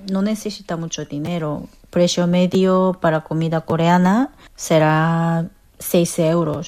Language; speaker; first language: Spanish; non-native, learner; Korean